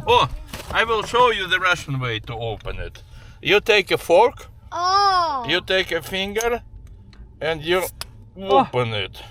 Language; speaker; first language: English; non-native, learner; Russian